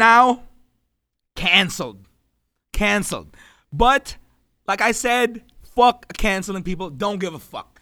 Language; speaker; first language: English; non-native, local second language; Filipino